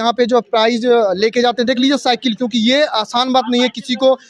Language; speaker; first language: Hindi; native; Hindi